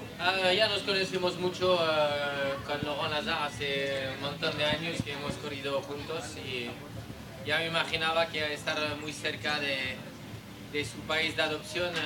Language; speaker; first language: Spanish; non-native, learner; French